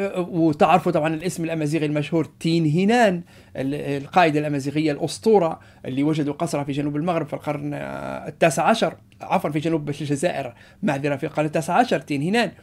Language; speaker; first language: Arabic; non-native, local second language; Berber languages